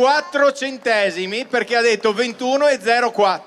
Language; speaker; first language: Italian; native; Italian